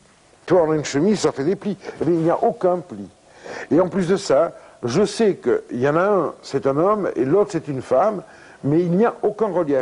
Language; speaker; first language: French; native; French